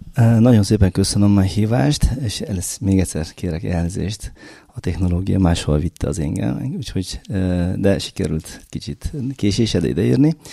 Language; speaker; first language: Hungarian; non-native, fluent; Turkish